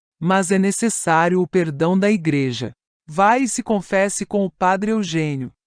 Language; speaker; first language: Portuguese; non-native, fluent; Italian